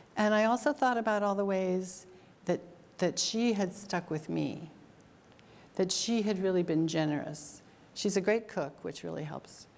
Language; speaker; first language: English; native; English